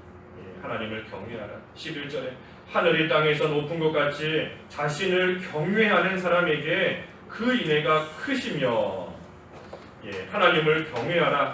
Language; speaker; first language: Korean; native; Korean